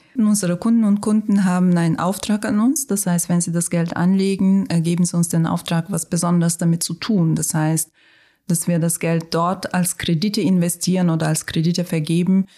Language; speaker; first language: German; non-native, fluent; Turkish